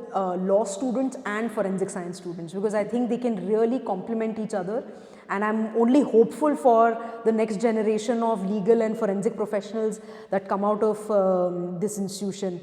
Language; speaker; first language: English; non-native, local second language; Hindi